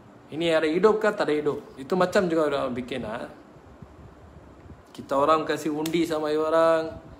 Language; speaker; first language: Malay; non-native, local second language; Tamil